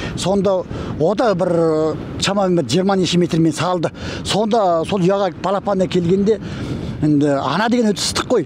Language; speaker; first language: Kazakh; early bilingual, heritage; Kazakh